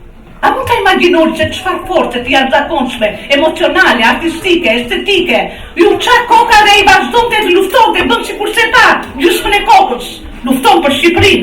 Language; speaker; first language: Albanian; native; Albanian